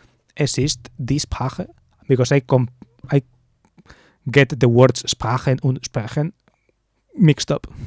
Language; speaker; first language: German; non-native, learner; Spanish